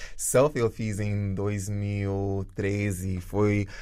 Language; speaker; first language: Portuguese; early bilingual, other home language; Jamaican Creole English